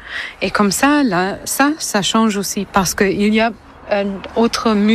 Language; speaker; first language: French; non-native, learner; German